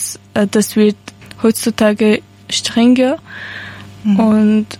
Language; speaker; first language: German; non-native, learner; Persian